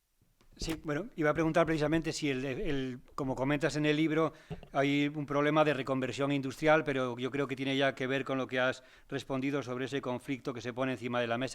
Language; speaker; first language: Spanish; native; Spanish